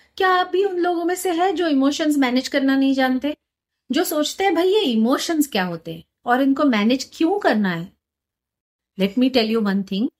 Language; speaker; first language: Hindi; non-native, local second language; Marathi